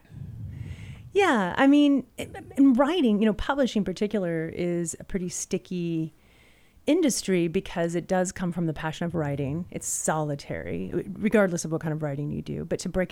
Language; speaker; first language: English; native; English